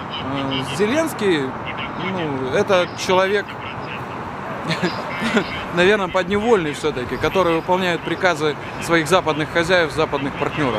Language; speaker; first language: Russian; native; Russian